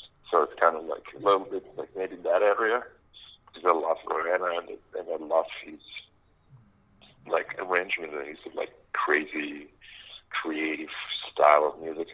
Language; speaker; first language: English; non-native, fluent; Ukrainian